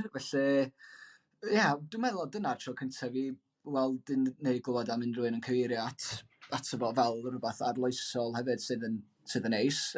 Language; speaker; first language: Welsh; native; Welsh